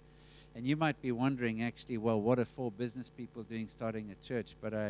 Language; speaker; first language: English; native; English